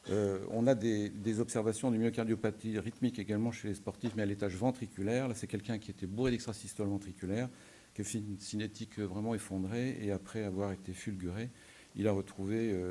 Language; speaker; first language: French; native; French